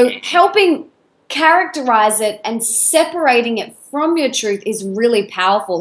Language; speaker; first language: English; native; English